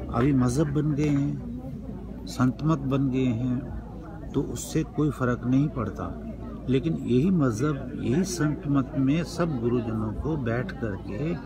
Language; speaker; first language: Hindi; native; Hindi